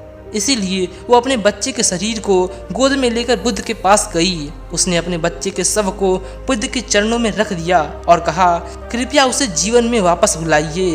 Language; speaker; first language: Hindi; native; Hindi